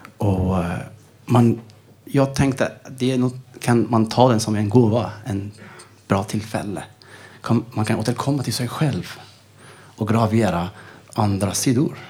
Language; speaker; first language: Swedish; non-native, fluent; Persian